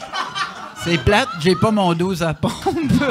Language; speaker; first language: French; native; French